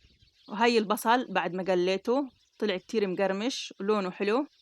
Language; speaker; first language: Arabic; native; Arabic